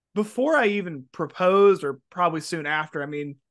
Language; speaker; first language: English; native; English